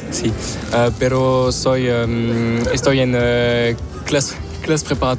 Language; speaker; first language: Spanish; non-native, learner; French